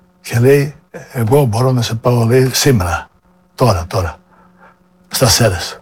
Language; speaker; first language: Greek; non-native, fluent; Serbian